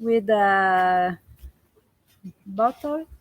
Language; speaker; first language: English; non-native, fluent; Italian